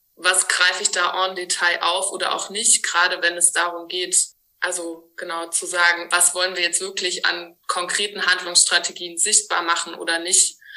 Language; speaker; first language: German; native; German